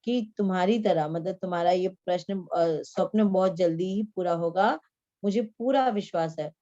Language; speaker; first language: Hindi; non-native, local second language; Marathi